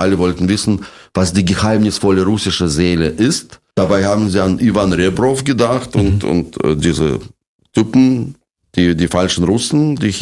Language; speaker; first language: German; non-native, fluent; Russian